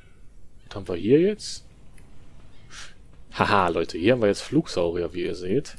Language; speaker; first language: German; native; German